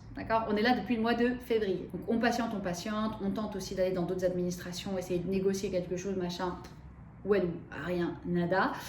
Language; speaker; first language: French; early bilingual, other home language; Arabic